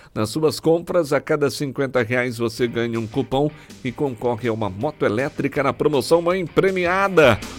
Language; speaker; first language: Portuguese; native; Portuguese